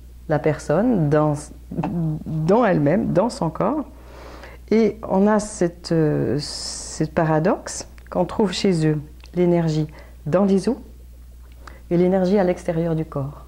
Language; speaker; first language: French; native; French